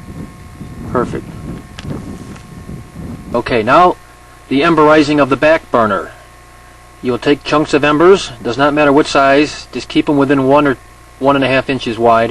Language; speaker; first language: English; native; English